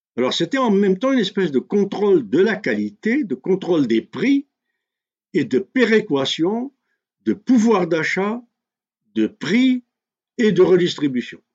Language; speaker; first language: French; non-native, local second language; Kabyle